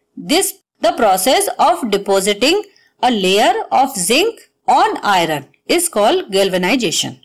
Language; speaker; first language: Hindi; native; Hindi